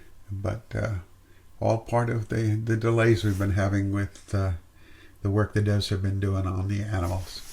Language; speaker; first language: English; native; English